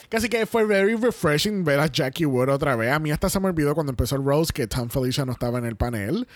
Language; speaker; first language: Spanish; native; Spanish